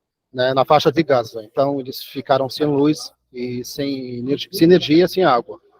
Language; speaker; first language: Portuguese; non-native, fluent; Arabic